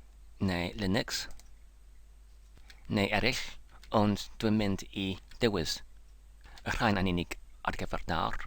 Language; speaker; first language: Welsh; non-native, learner; English